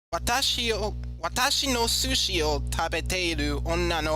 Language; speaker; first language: Japanese; non-native, learner; English